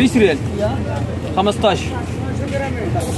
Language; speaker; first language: Arabic; non-native, learner; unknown